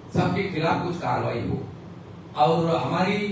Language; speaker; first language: Hindi; non-native, local second language; Bangla